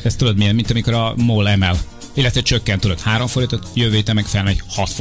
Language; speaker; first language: Hungarian; native; Hungarian